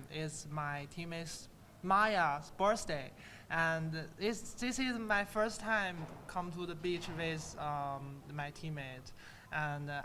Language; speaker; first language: English; non-native, learner; Chinese